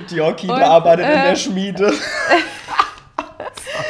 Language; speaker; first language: German; native; German